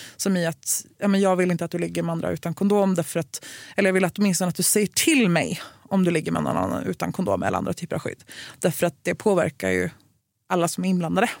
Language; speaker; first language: Swedish; native; Swedish